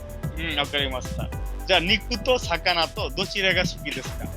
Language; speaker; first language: Japanese; non-native, fluent; Bangla